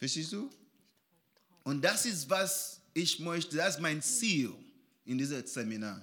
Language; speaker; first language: German; non-native, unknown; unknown